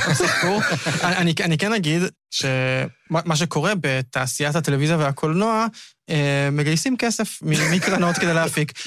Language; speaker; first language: Hebrew; native; Hebrew